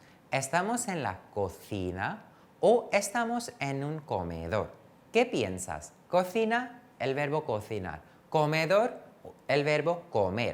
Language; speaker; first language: Spanish; non-native, fluent; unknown